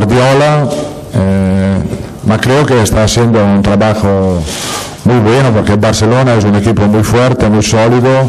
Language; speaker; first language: Spanish; non-native, fluent; Italian